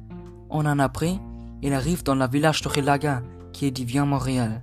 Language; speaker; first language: French; non-native, learner; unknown